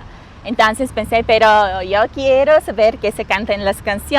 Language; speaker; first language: Spanish; non-native, fluent; Bulgarian